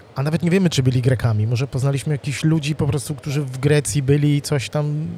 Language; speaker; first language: Polish; native; Polish